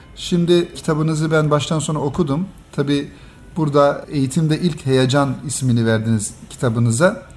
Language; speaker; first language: Turkish; native; Turkish